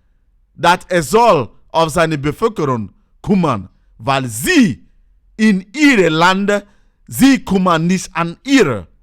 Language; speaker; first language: German; non-native, learner; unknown